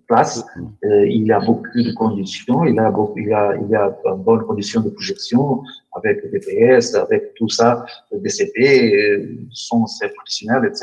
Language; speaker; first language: French; non-native, learner; Portuguese